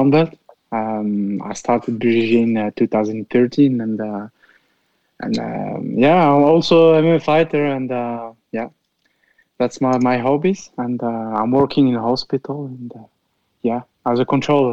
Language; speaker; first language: English; non-native, fluent; Arabic